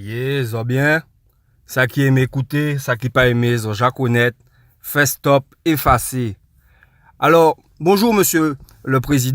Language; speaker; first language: French; non-native, local second language; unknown